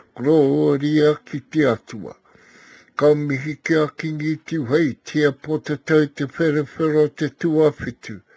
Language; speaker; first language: Māori; non-native, local second language; English